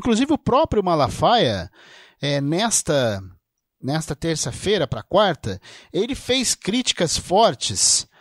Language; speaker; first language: Portuguese; native; Portuguese